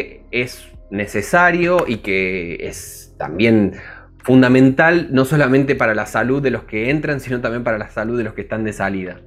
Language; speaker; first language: Spanish; native; Spanish